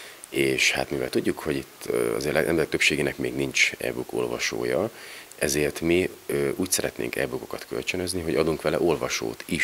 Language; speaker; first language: Hungarian; native; Hungarian